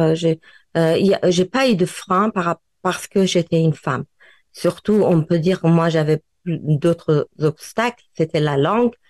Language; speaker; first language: French; non-native, fluent; Persian